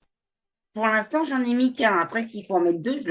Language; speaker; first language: French; native; French